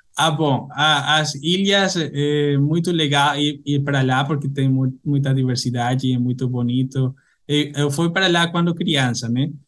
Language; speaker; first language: Portuguese; non-native, fluent; Spanish